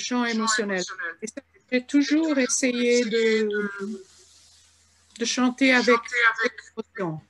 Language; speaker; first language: French; non-native, fluent; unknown